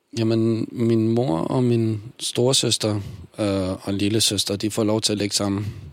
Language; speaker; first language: Danish; early bilingual, other home language; Bosnian